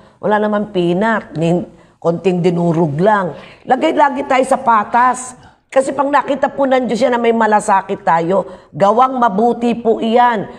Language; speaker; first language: Filipino; native; Filipino